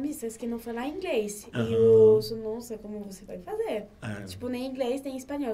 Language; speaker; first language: Portuguese; non-native, learner; French